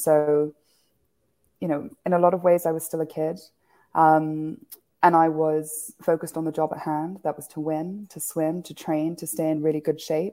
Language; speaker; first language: English; native; English